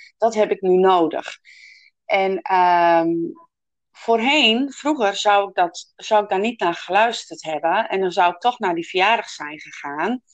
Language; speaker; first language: Dutch; native; Dutch